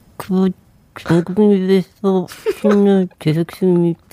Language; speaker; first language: Korean; native; Korean